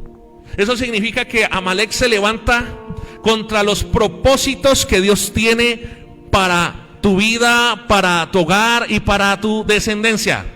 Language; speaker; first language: Spanish; native; Spanish